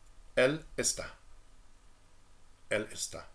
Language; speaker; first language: Spanish; non-native, fluent; English